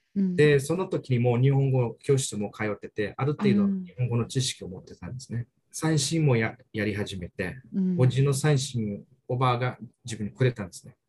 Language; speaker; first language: Japanese; early bilingual, heritage; Japanese